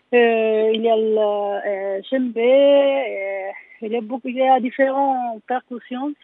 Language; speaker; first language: French; non-native, learner; Spanish